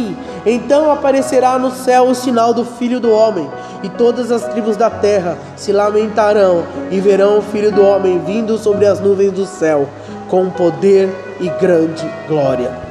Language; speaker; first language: Portuguese; native; Portuguese